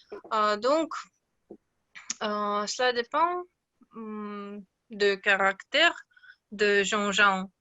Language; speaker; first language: French; non-native, learner; Russian